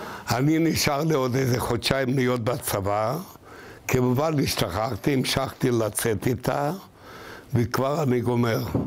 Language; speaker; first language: Hebrew; non-native, fluent; Yiddish